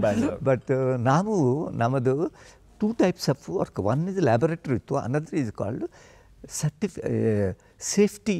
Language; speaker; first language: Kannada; non-native, fluent; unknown